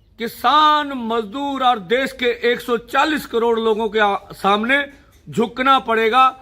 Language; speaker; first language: Hindi; non-native, local second language; Punjabi